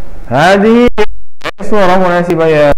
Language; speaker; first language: Arabic; non-native, fluent; Indonesian